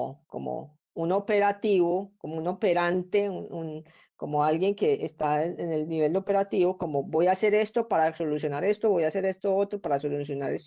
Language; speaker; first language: Spanish; native; Spanish